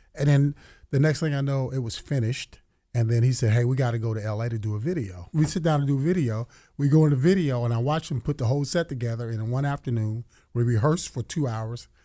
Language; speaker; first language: English; native; English